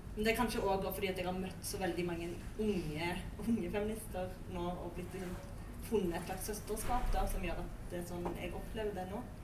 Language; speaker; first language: Norwegian; early bilingual, other home language; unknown